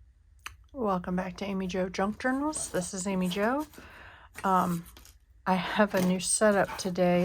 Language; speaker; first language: English; native; English